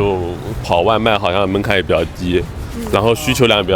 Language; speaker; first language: Chinese; native; Chinese